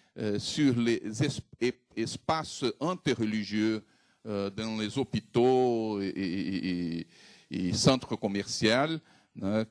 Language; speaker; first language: French; non-native, fluent; Portuguese